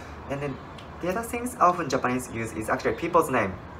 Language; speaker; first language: English; non-native, fluent; Japanese